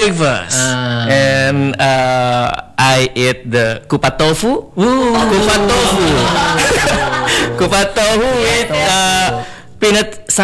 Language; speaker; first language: English; non-native, learner; Indonesian